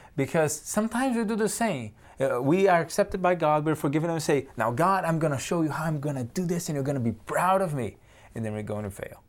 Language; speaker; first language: English; non-native, fluent; Portuguese